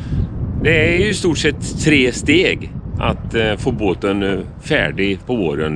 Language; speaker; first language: Swedish; native; Swedish